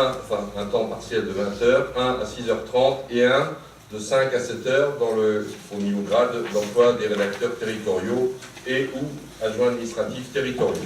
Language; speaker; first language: French; native; French